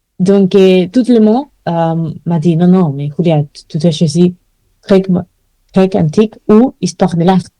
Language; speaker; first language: French; non-native, fluent; Spanish